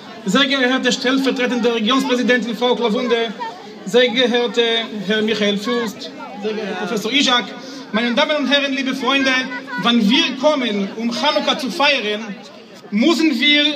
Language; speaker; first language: German; non-native, fluent; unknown